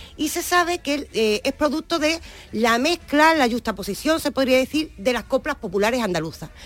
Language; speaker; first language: Spanish; native; Spanish